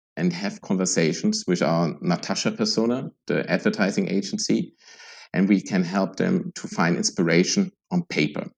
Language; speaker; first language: English; non-native, fluent; German